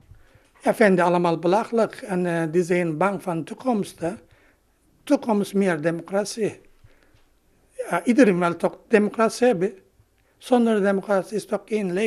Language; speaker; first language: Dutch; non-native, learner; Turkish